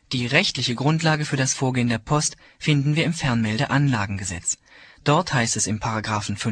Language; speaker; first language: German; native; German